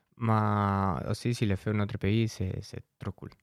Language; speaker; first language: French; non-native, learner; Spanish